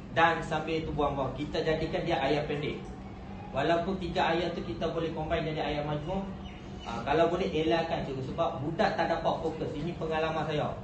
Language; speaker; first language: Malay; non-native, local second language; Tamil